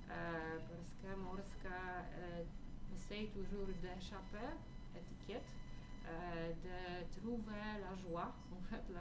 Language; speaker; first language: French; non-native, fluent; Polish